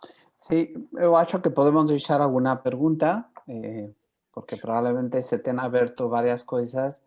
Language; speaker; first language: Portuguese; non-native, fluent; Spanish